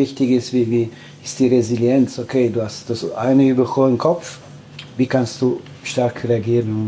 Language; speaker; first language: German; non-native, fluent; Italian